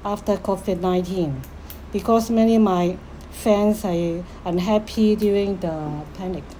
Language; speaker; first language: English; non-native, learner; Chinese